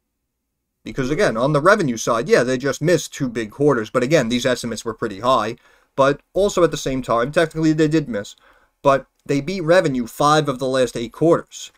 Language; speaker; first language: English; native; English